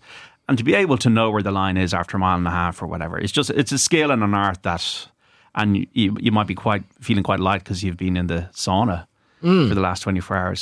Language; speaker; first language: English; native; English